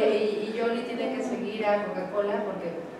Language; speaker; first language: Spanish; native; Spanish